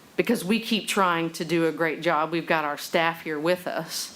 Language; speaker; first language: English; native; English